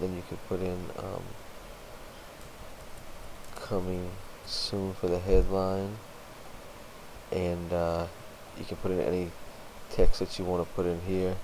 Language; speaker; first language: English; native; English